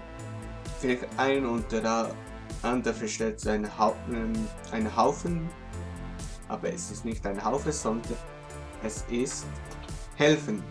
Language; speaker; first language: German; non-native, local second language; Swiss German